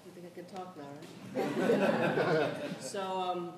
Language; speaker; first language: English; native; English